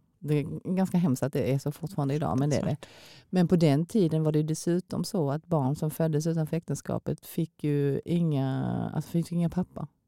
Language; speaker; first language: Swedish; early bilingual, other home language; Korean